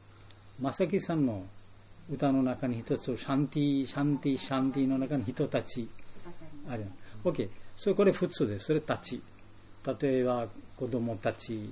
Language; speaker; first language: Japanese; non-native, learner; Bangla